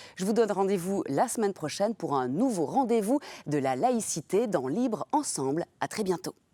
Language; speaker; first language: French; native; French